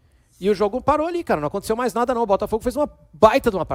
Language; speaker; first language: Portuguese; native; Portuguese